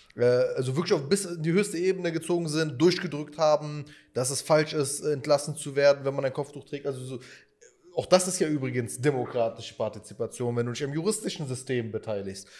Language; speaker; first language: German; early bilingual, other home language; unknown